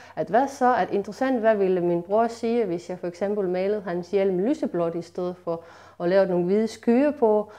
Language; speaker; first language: Danish; non-native, fluent; Estonian